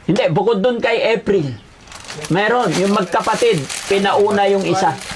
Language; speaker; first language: Filipino; native; Filipino